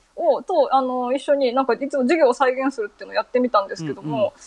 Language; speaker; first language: Japanese; native; Japanese